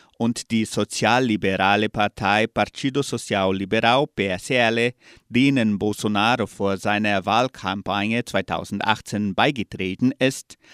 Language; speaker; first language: German; native; German